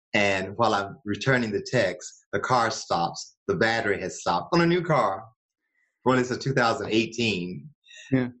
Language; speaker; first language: English; native; English